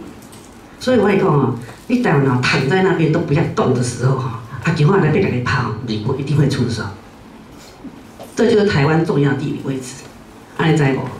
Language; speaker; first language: Chinese; non-native, local second language; Min Nan Chinese